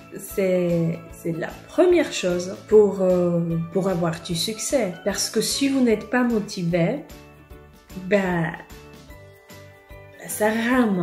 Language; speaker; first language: French; non-native, fluent; Polish